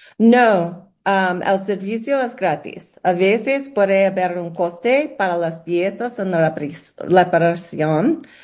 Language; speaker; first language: Spanish; non-native, learner; English